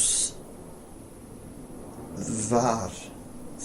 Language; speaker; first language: Icelandic; non-native, learner; English